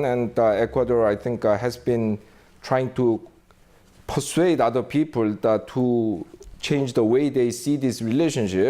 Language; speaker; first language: English; non-native, fluent; Korean